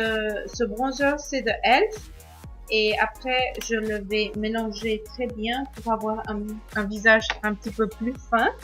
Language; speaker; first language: French; non-native, learner; Spanish